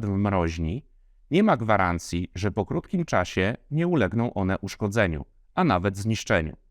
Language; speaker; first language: Polish; native; Polish